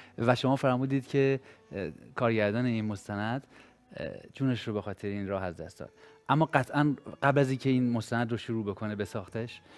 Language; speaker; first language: Persian; native; Persian